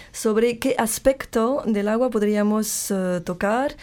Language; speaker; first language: Spanish; non-native, fluent; French